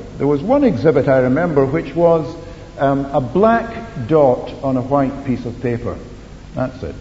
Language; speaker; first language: English; native; English